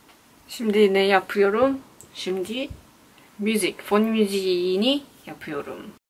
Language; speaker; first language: Turkish; non-native, learner; Korean